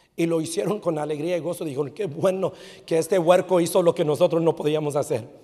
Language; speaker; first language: Spanish; early bilingual, heritage; Spanish